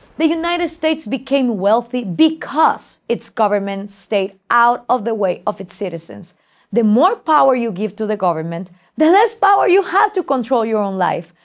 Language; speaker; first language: English; non-native, fluent; Spanish